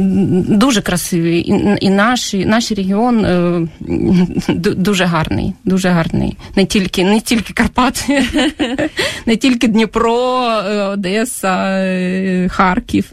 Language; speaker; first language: Ukrainian; non-native, local second language; Russian